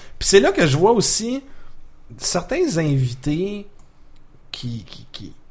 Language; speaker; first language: French; native; French